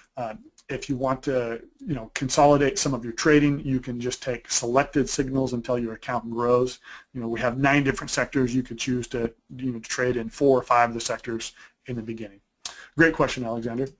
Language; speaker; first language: English; native; English